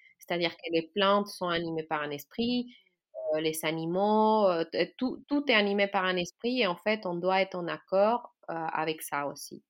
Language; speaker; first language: French; non-native, fluent; Spanish